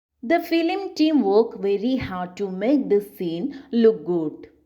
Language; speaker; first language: English; non-native, local second language; Malayalam